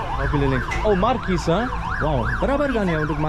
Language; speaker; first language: Indonesian; non-native, learner; German